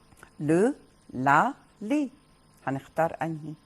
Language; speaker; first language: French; non-native, fluent; Arabic